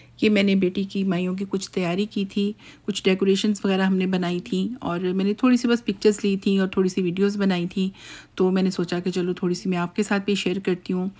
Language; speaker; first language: Urdu; native; Urdu